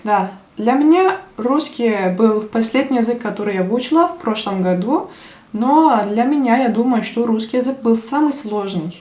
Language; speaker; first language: Russian; non-native, fluent; Turkish